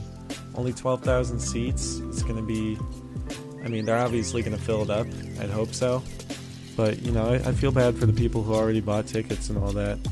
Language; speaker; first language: English; native; English